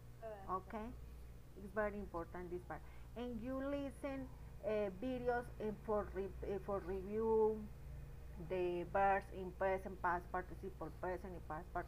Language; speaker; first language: English; non-native, learner; Spanish